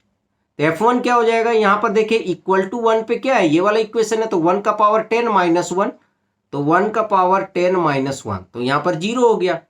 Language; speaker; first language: Hindi; native; Hindi